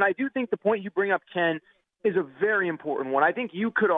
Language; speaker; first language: English; native; English